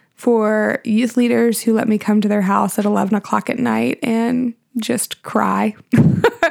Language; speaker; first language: English; native; English